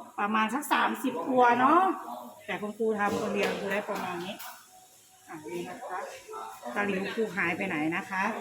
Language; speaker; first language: Thai; native; Thai